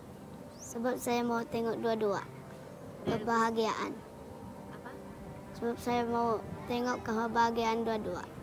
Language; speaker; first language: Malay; early bilingual, other home language; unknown